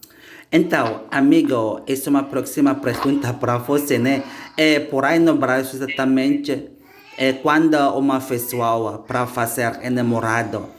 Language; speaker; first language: Portuguese; non-native, learner; Indonesian